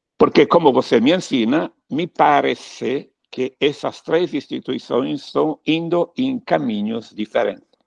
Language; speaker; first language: Portuguese; non-native, fluent; Italian